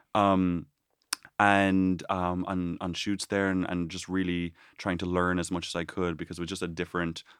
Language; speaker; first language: English; native; English